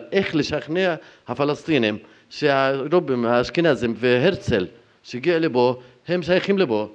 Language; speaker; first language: Hebrew; non-native, fluent; Arabic